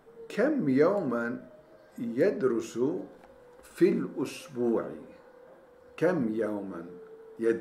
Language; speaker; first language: Arabic; non-native, fluent; Turkish